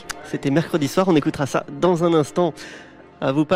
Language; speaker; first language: French; native; French